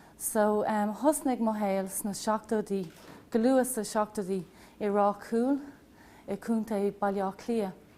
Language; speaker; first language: Irish; non-native, local second language; English